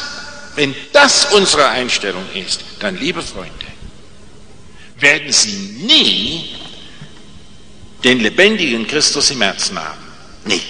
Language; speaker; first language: German; non-native, fluent; English